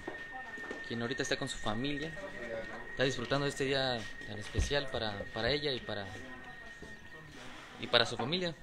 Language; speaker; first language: Spanish; native; Spanish